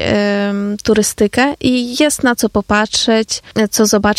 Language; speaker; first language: Polish; non-native, fluent; Ukrainian